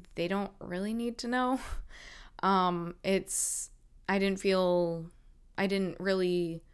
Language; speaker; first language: English; native; English